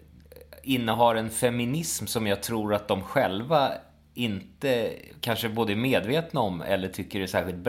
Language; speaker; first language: Swedish; native; Swedish